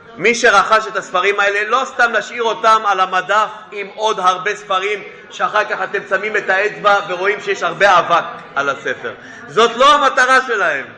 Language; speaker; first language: Hebrew; non-native, fluent; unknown